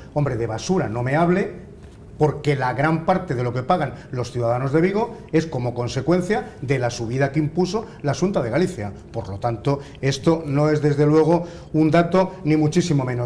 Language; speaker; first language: Spanish; native; Spanish